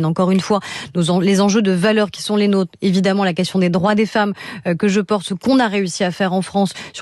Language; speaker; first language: French; native; French